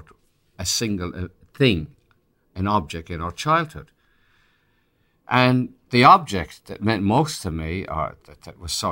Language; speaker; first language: English; native; English